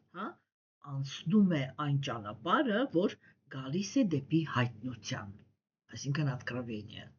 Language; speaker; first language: Armenian; native; Armenian